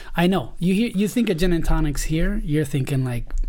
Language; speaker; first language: English; early bilingual, other home language; Spanish